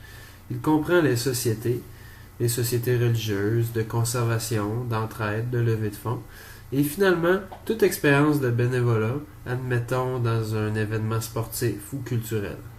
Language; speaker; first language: French; native; French